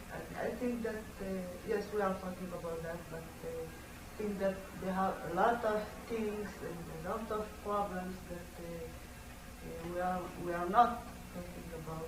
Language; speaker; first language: English; non-native, learner; Amharic